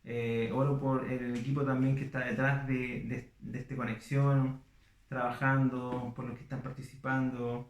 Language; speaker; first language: Spanish; native; Spanish